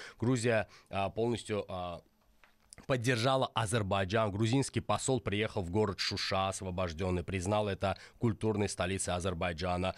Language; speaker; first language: Russian; non-native, local second language; Azerbaijani